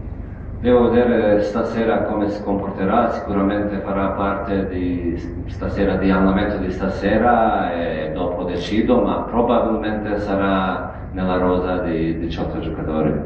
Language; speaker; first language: Italian; non-native, fluent; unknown